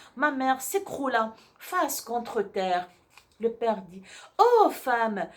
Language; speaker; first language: French; non-native, local second language; Arabic